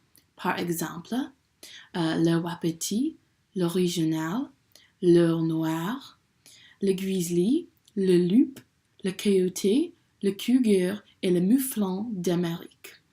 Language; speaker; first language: French; non-native, learner; English